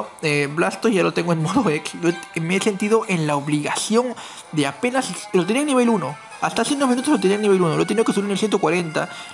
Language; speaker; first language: Spanish; native; Spanish